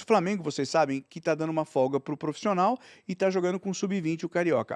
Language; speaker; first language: Portuguese; native; Portuguese